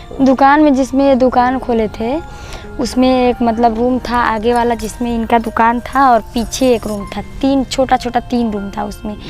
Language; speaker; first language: Hindi; native; Hindi